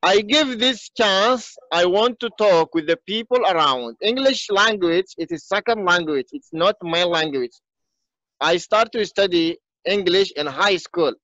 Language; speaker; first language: English; non-native, learner; Arabic